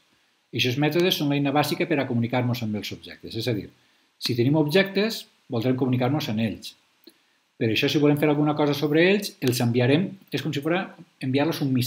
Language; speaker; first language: Catalan; native; Catalan